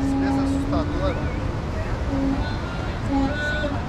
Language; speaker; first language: Portuguese; native; Portuguese